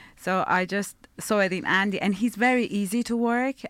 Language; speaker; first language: English; non-native, fluent; Persian